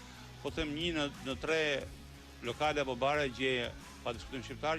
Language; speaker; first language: Albanian; native; Albanian